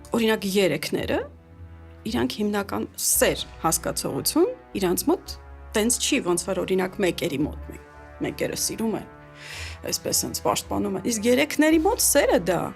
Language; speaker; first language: Armenian; early bilingual, heritage; Armenian